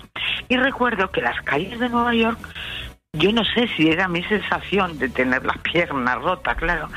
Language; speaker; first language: Spanish; native; Spanish